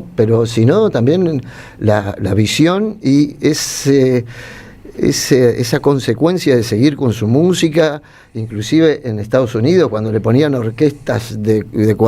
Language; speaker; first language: Spanish; native; Spanish